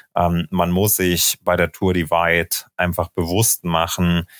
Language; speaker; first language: German; native; German